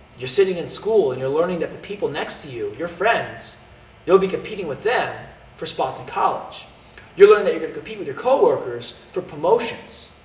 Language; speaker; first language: English; native; English